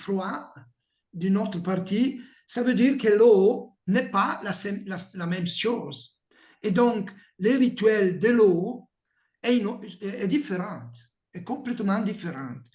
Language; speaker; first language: French; non-native, learner; Italian